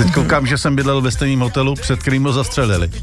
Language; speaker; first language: Czech; native; Czech